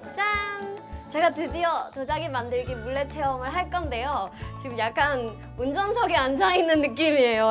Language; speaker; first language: Korean; non-native, fluent; Burmese